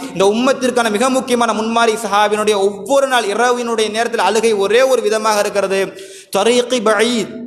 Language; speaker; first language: Tamil; native; Tamil